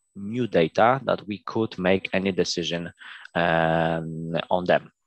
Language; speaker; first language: English; non-native, fluent; Polish